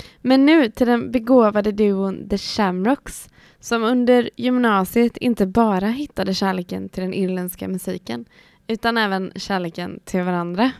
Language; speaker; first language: Swedish; native; Swedish